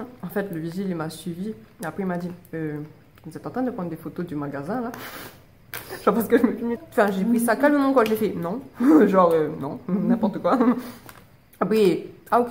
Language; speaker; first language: French; native; French